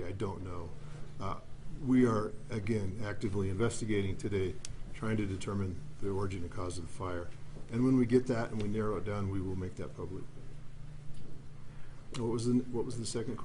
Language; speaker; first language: English; native; English